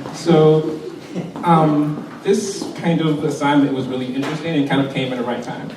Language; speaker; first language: English; native; English